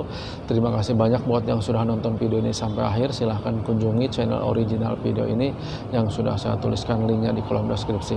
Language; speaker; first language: Indonesian; native; Indonesian